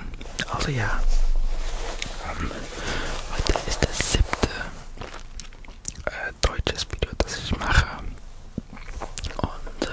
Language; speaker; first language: German; non-native, learner; English